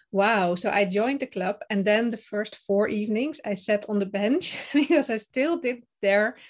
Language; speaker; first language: English; non-native, fluent; Dutch